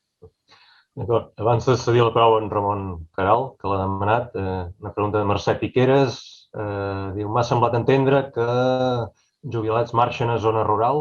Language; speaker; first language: Catalan; native; Catalan